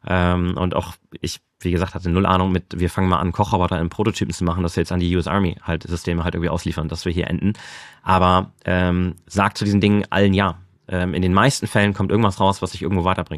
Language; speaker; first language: German; native; German